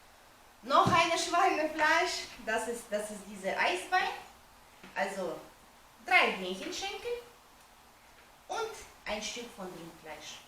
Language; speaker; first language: German; non-native, fluent; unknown